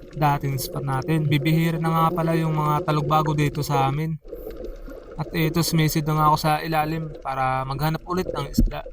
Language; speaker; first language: Filipino; non-native, local second language; Bikol